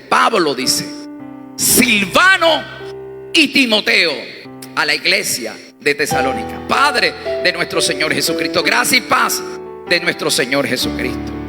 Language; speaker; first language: Spanish; native; Spanish